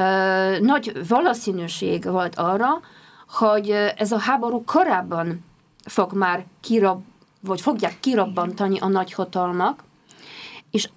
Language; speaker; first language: Hungarian; non-native, fluent; Polish